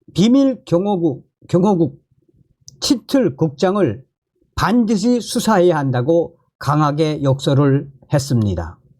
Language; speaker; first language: Korean; native; Korean